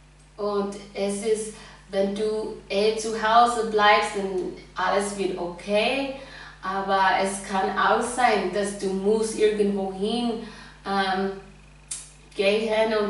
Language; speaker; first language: German; non-native, fluent; English